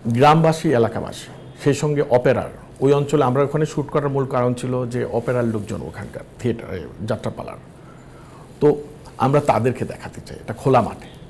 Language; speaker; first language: Bangla; native; Bangla